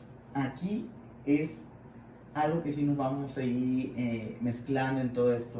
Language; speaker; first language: Spanish; native; Spanish